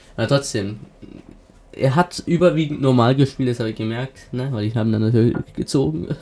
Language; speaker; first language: German; native; German